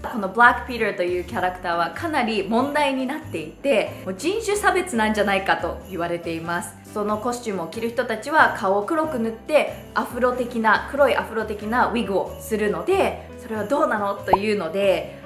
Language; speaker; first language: Japanese; native; Japanese